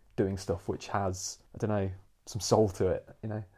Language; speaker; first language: English; native; English